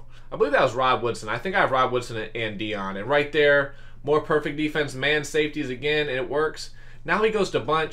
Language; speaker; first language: English; native; English